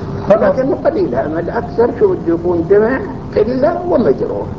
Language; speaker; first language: Arabic; native; Arabic